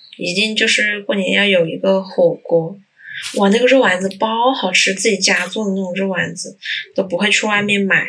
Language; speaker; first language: Chinese; native; Chinese